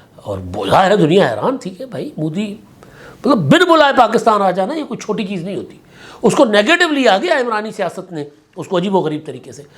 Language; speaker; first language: Urdu; non-native, local second language; Sindhi